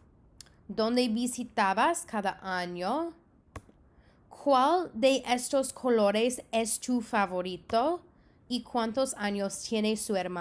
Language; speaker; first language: Spanish; non-native, fluent; English